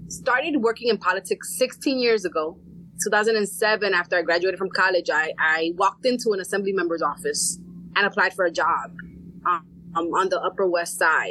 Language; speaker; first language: English; early bilingual, other home language; Spanish